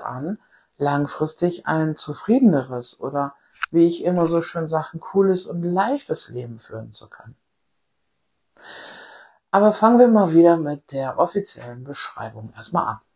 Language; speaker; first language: German; native; German